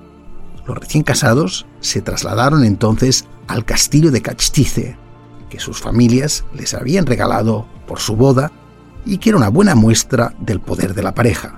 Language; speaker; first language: Spanish; native; Spanish